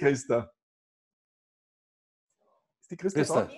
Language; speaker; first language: German; native; German